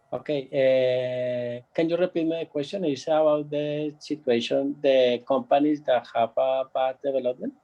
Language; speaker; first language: English; non-native, learner; Spanish